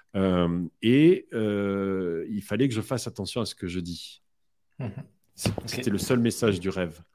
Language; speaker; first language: French; native; French